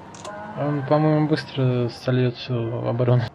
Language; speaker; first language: Russian; native; Russian